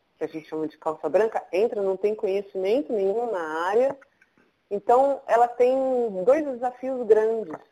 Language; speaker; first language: Portuguese; native; Portuguese